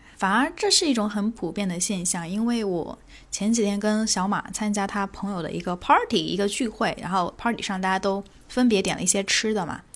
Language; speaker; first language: Chinese; native; Chinese